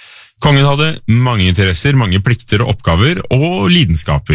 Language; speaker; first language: Norwegian; native; Norwegian